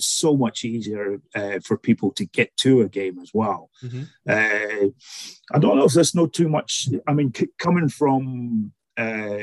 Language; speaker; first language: English; native; English